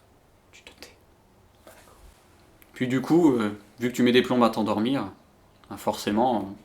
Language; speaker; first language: French; native; French